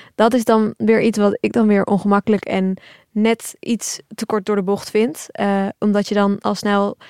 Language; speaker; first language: Dutch; early bilingual, other home language; Turkish